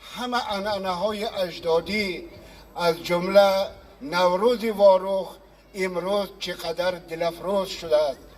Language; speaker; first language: Tajik; native; Tajik